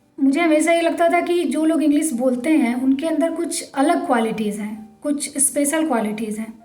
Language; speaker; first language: Hindi; native; Hindi